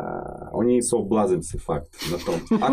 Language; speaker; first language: Czech; non-native, fluent; Russian